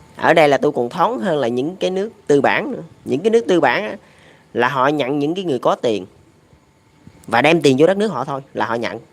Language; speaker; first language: Vietnamese; native; Vietnamese